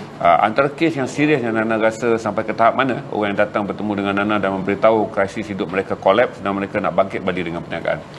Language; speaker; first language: Malay; native; Malay